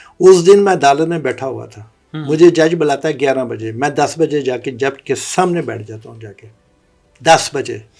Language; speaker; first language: Urdu; non-native, local second language; Punjabi